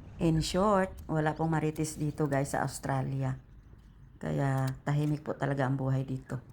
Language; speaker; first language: Filipino; non-native, local second language; Cebuano